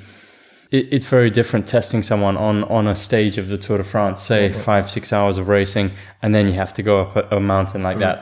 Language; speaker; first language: English; native; English